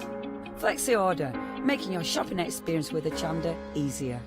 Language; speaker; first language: English; native; English